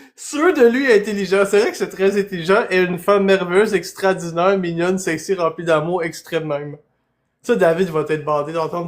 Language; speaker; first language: French; native; French